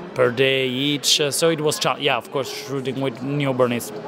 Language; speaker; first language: English; non-native, fluent; Italian